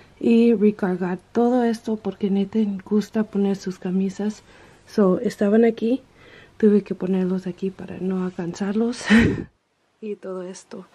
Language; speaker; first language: Spanish; early bilingual, heritage; Spanish